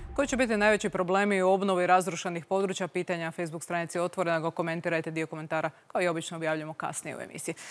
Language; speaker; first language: Croatian; native; Croatian